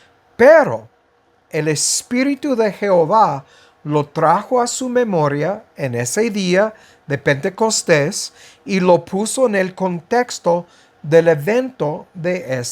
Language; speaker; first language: Spanish; non-native, fluent; English